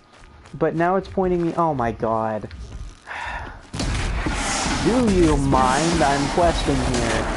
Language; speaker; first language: English; native; English